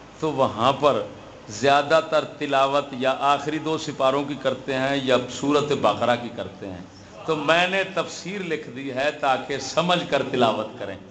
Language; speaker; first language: Urdu; non-native, local second language; Punjabi